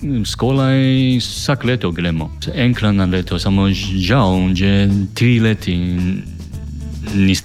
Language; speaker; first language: Slovenian; non-native, learner; Chinese